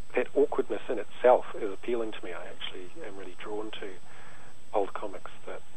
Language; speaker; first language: English; native; English